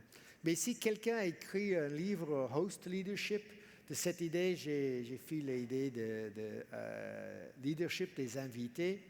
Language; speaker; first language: French; non-native, fluent; English